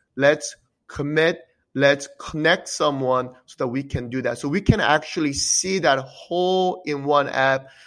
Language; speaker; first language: English; early bilingual, other home language; Korean